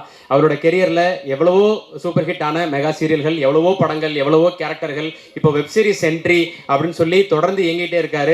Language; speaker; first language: Tamil; native; Tamil